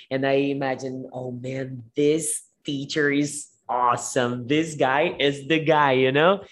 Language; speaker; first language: English; non-native, fluent; Portuguese